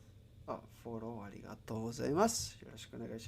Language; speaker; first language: Japanese; non-native, learner; Spanish